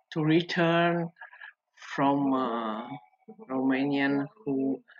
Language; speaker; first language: English; non-native, learner; Italian